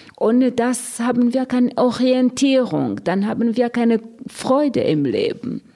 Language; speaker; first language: German; non-native, fluent; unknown